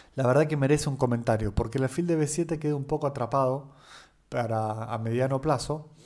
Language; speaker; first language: Spanish; native; Spanish